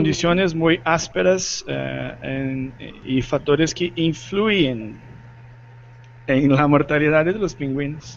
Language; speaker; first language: Spanish; non-native, learner; Portuguese